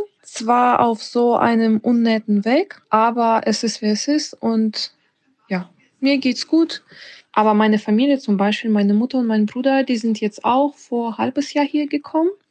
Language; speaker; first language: German; non-native, fluent; Ukrainian